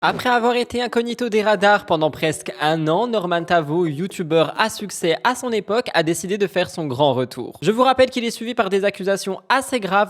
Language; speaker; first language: French; native; French